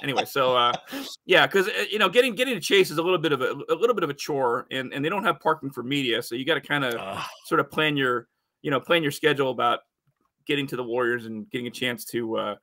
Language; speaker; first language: English; native; English